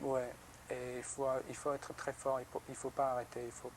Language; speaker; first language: French; non-native, learner; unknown